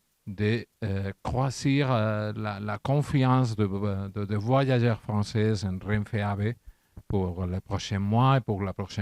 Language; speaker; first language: French; non-native, learner; Catalan